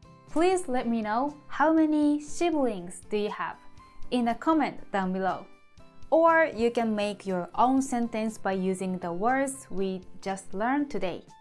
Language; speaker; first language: English; non-native, fluent; Japanese